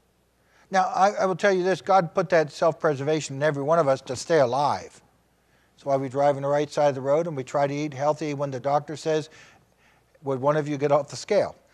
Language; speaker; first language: English; native; English